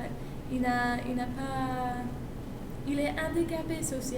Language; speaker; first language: French; non-native, learner; English